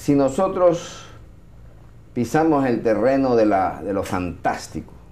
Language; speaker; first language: Spanish; native; Spanish